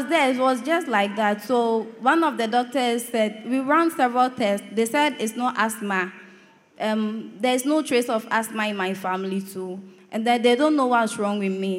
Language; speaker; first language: English; non-native, local second language; Akan